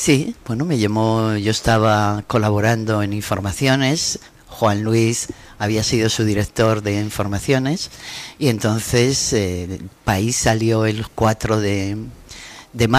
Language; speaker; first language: Spanish; native; Spanish